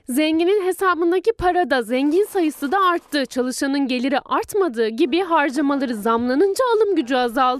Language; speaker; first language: Turkish; native; Turkish